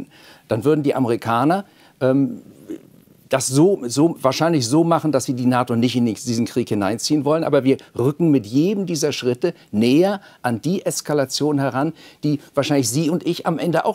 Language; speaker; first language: German; native; German